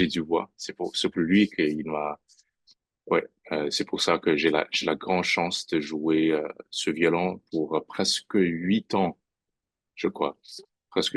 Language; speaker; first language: French; non-native, fluent; English